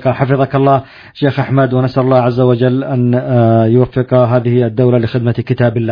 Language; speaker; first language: Arabic; native; Arabic